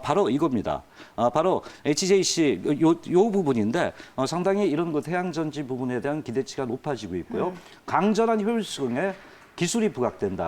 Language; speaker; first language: Korean; native; Korean